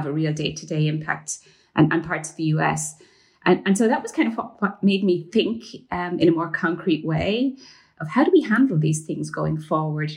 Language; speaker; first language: English; native; English